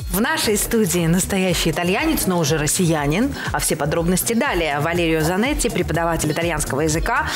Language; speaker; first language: Russian; native; Russian